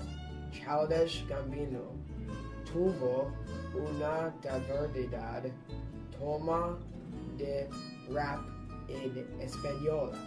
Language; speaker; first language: Spanish; non-native, learner; English